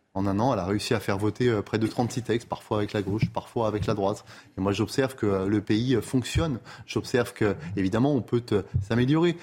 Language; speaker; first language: French; native; French